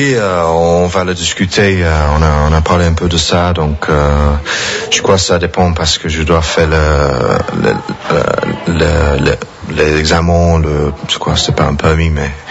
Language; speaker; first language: French; non-native, fluent; English